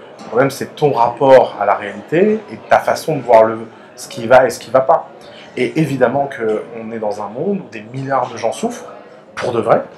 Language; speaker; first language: French; early bilingual, other home language; Arabic